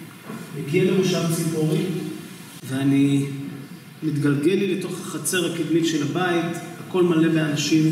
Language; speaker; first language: Hebrew; early bilingual, heritage; Hebrew